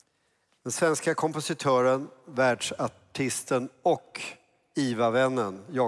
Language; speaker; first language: Swedish; native; Swedish